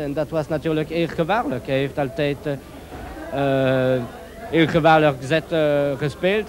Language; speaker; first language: Dutch; non-native, local second language; French